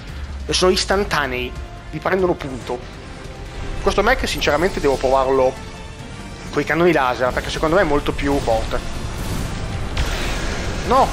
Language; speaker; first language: Italian; native; Italian